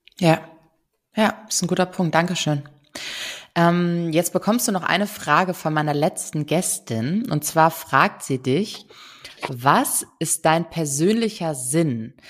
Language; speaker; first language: German; native; German